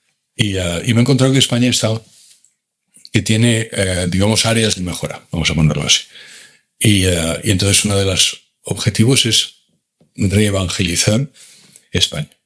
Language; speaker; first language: Spanish; native; Spanish